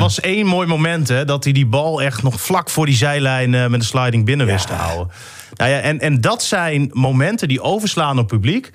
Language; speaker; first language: Dutch; native; Dutch